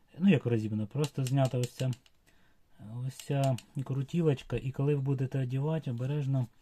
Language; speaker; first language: Ukrainian; non-native, local second language; Russian